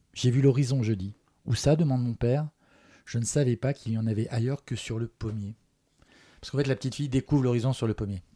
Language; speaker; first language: French; native; French